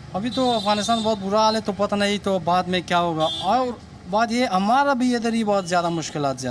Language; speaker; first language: Hindi; non-native, learner; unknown